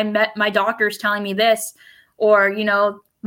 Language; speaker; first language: English; early bilingual, other home language; Spanish